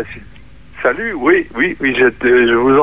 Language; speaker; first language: French; non-native, fluent; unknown